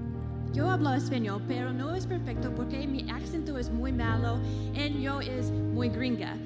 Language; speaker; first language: Spanish; non-native, learner; English